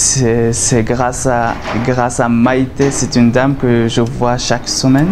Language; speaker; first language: French; non-native, fluent; Persian